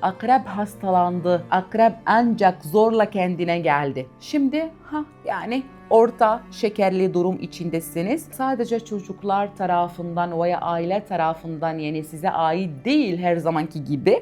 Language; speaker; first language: Turkish; non-native, fluent; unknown